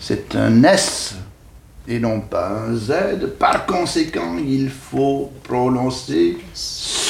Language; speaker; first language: French; native; French